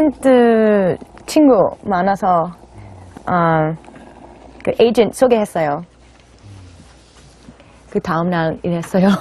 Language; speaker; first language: Korean; early bilingual, heritage; English